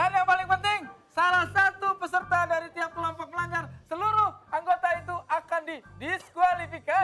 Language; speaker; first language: Indonesian; native; Indonesian